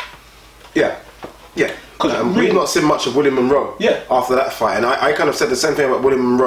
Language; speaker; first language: English; native; English